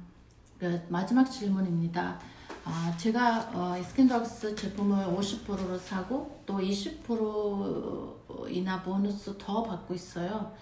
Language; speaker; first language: Korean; non-native, fluent; Mongolian